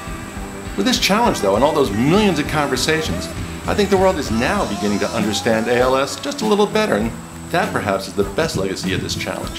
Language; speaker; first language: English; native; English